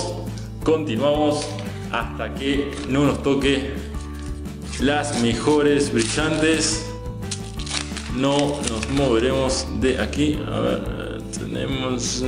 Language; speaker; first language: Spanish; native; Spanish